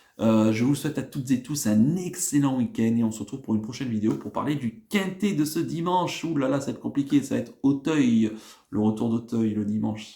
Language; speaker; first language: French; native; French